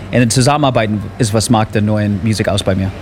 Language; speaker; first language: German; non-native, learner; English